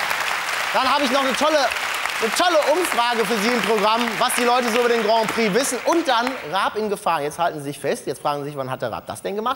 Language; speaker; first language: German; native; German